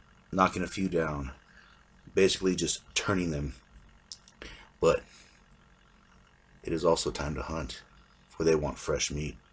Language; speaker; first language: English; native; English